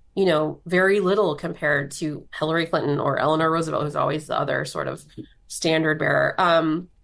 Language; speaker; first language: English; native; English